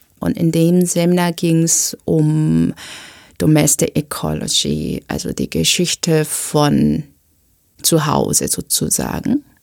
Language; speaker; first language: German; non-native, fluent; Korean